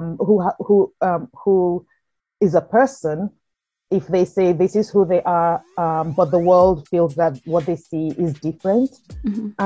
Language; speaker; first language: English; non-native, local second language; Yoruba